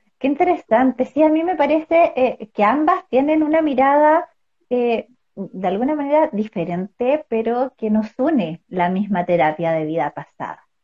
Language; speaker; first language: Spanish; native; Spanish